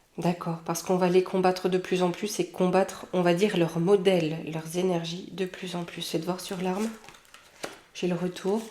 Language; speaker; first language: French; native; French